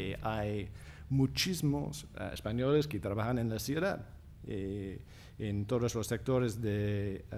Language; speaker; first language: Spanish; non-native, fluent; English